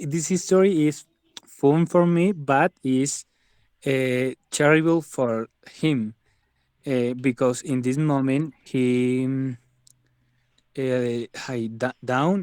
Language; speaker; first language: English; non-native, learner; Spanish